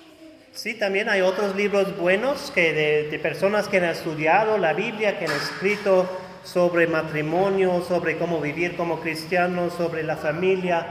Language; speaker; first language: Spanish; non-native, fluent; German